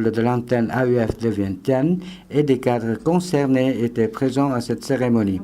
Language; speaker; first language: French; non-native, fluent; Lao